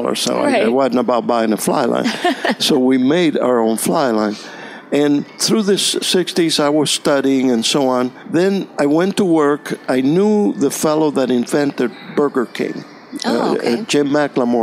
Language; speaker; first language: English; non-native, fluent; Spanish